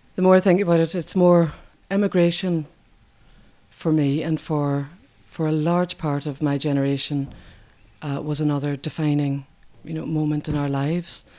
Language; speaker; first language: English; native; English